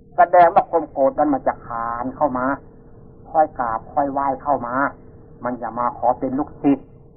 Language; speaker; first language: Thai; non-native, local second language; Northeastern Thai